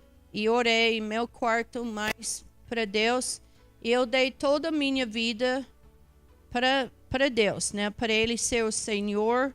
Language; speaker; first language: Portuguese; non-native, fluent; English